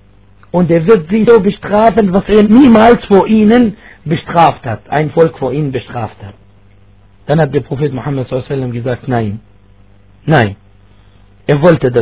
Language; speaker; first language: German; non-native, fluent; Arabic